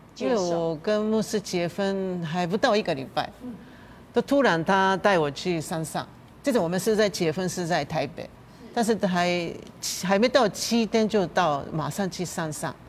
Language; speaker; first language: Chinese; non-native, fluent; Japanese